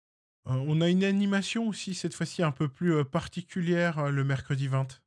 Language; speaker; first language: French; native; French